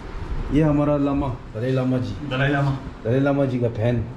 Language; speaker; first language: Hindi; non-native, local second language; Tibetan